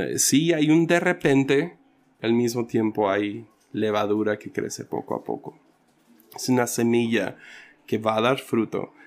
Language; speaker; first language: Spanish; early bilingual, other home language; English